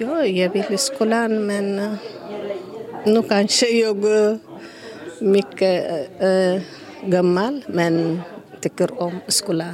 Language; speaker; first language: Swedish; non-native, learner; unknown